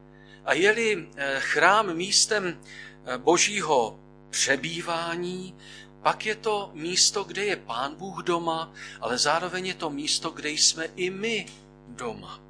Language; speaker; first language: Czech; native; Czech